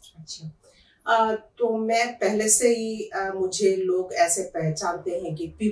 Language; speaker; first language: Hindi; non-native, local second language; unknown